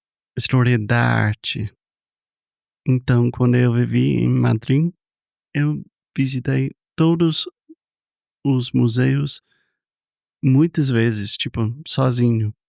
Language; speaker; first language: Portuguese; non-native, fluent; English